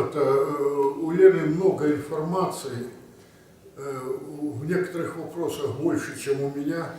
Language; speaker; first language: Russian; native; Russian